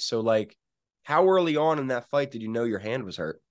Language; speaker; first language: English; native; English